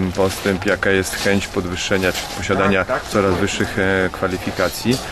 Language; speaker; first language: Polish; native; Polish